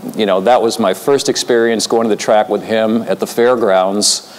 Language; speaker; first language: English; native; English